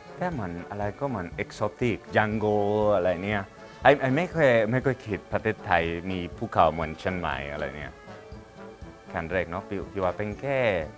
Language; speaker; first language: Thai; non-native, learner; Spanish